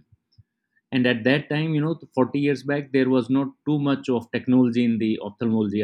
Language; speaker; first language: English; non-native, local second language; Haryanvi